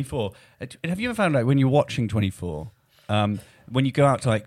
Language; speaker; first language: English; native; English